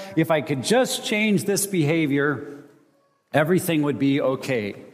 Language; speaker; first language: English; native; English